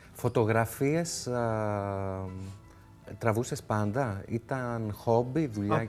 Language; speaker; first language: Greek; native; Greek